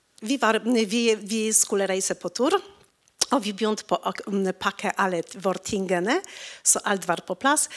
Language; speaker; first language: Norwegian; non-native, learner; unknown